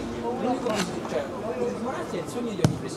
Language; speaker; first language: Italian; native; Italian